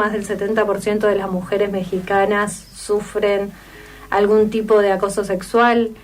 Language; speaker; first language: Spanish; native; Spanish